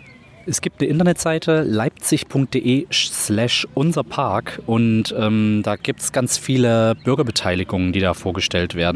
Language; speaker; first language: German; native; German